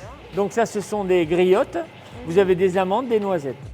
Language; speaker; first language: French; native; French